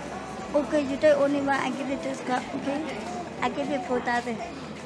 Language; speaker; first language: English; non-native, learner; Burmese